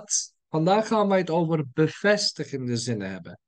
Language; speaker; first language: Dutch; non-native, fluent; Turkish